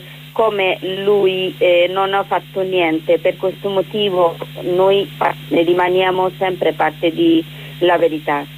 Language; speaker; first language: Italian; non-native, learner; Bangla